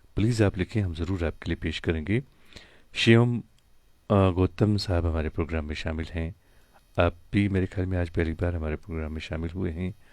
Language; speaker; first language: Hindi; non-native, local second language; Kashmiri